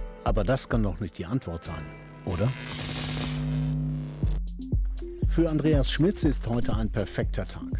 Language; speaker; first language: German; native; German